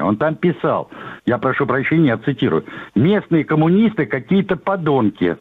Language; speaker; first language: Russian; native; Russian